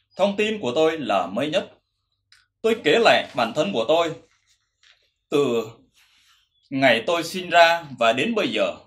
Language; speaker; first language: Vietnamese; non-native, local second language; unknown